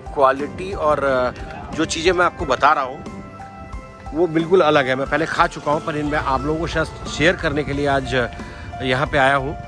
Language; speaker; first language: Hindi; native; Hindi